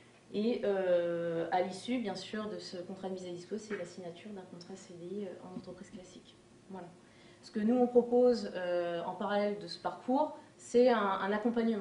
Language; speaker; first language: French; native; French